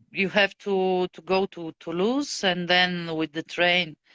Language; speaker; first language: English; non-native, fluent; Bulgarian